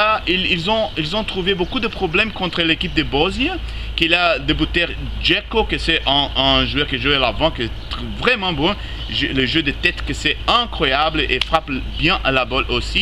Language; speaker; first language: French; non-native, learner; Spanish